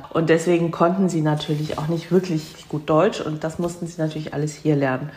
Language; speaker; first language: German; early bilingual, other home language; Korean